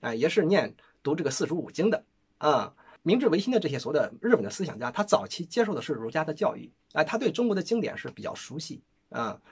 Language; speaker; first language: Chinese; native; Chinese